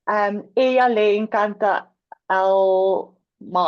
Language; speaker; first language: Spanish; non-native, learner; English